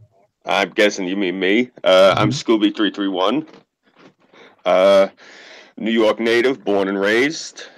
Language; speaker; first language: English; native; English